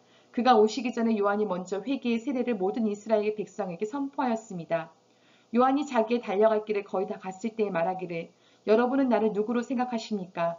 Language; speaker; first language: Korean; native; Korean